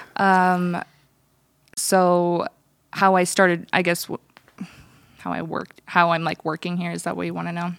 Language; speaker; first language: English; early bilingual, other home language; Russian